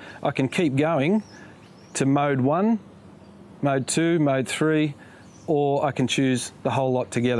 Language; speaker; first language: English; native; English